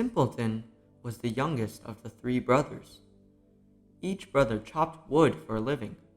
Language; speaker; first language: English; native; English